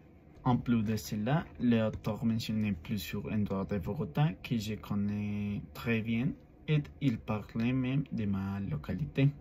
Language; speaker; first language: French; non-native, learner; Spanish